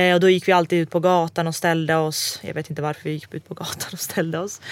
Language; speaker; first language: Swedish; early bilingual, other home language; Croatian